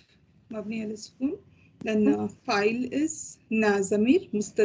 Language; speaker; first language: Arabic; non-native, learner; Urdu